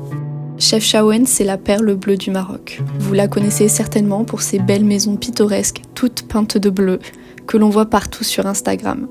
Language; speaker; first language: French; native; French